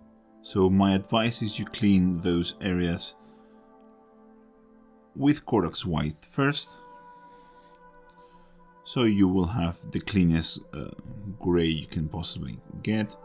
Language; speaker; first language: English; non-native, fluent; Spanish